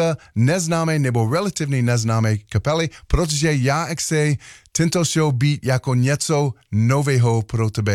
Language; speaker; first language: Czech; non-native, learner; English